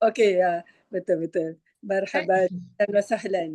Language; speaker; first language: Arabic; non-native, learner; Malay